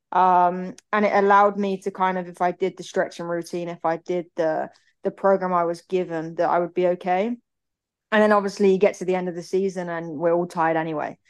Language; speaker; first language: English; native; English